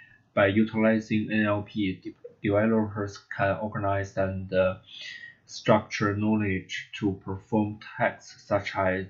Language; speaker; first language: English; non-native, learner; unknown